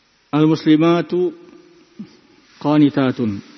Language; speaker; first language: Arabic; non-native, fluent; Indonesian